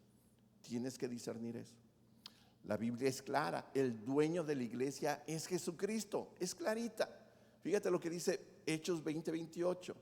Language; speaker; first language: Spanish; native; Spanish